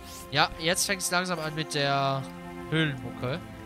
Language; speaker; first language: German; native; German